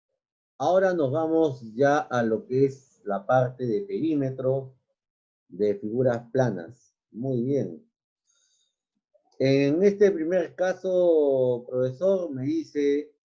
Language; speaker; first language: Spanish; native; Spanish